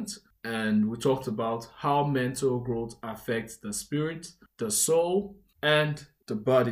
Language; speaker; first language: English; non-native, local second language; Igbo